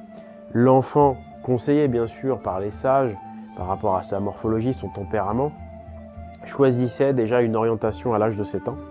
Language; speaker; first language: French; native; French